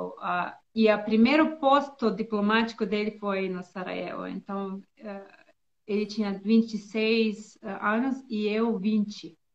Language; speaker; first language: Portuguese; non-native, learner; Bosnian